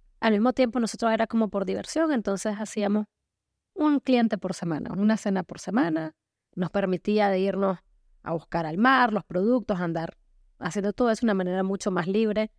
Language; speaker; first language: Spanish; native; Spanish